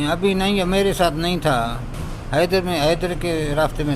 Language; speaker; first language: Hindi; non-native, local second language; Baluchi